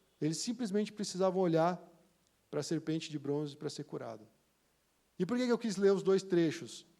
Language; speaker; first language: Portuguese; native; Portuguese